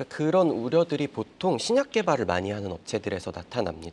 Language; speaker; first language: Korean; native; Korean